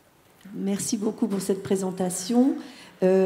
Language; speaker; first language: French; native; French